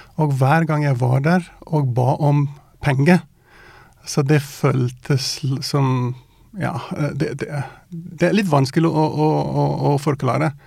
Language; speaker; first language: Norwegian; non-native, fluent; Persian